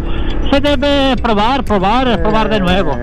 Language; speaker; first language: Spanish; non-native, learner; Italian